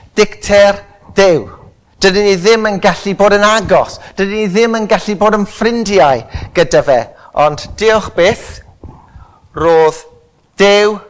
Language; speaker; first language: Welsh; non-native, local second language; English